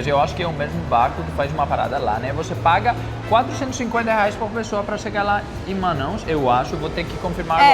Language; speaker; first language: Portuguese; non-native, fluent; Greek